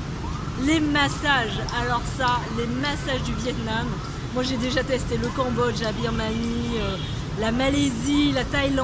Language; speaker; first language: French; native; French